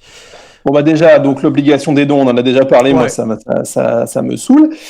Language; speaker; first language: French; native; French